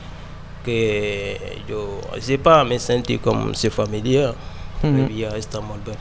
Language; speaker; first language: Spanish; non-native, learner; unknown